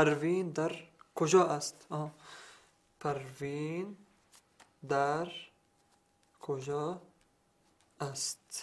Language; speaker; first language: Persian; non-native, learner; Arabic